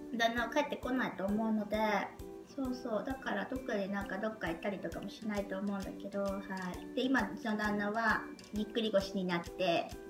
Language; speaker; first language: Japanese; native; Japanese